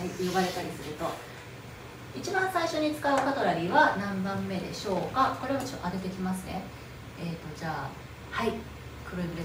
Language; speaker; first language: Japanese; native; Japanese